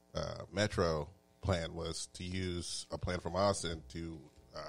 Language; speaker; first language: English; native; English